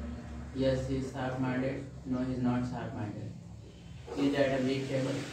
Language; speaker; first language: English; non-native, learner; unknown